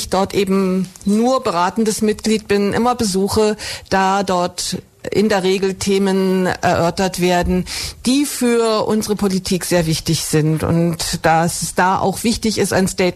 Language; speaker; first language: German; native; German